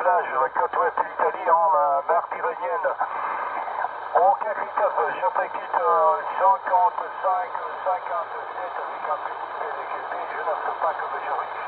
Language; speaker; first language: French; non-native, learner; Italian